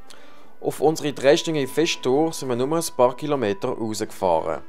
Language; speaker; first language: German; native; German